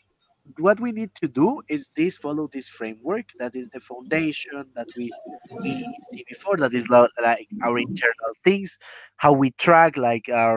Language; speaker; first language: English; non-native, fluent; Spanish